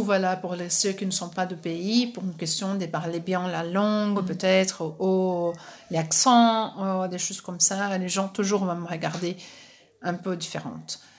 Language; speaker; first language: French; non-native, fluent; Portuguese